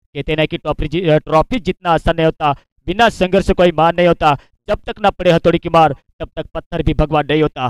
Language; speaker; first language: Hindi; non-native, local second language; Marathi